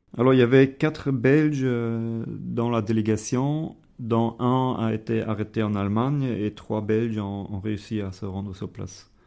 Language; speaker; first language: French; non-native, fluent; German